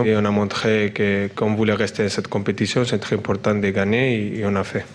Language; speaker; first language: French; non-native, learner; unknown